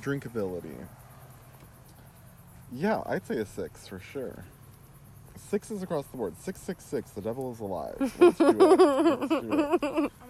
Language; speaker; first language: English; native; English